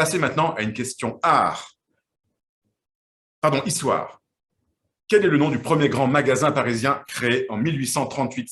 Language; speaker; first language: French; native; French